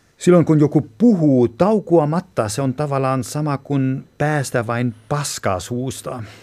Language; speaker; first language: Finnish; non-native, fluent; German